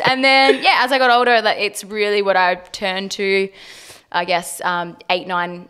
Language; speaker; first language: English; native; English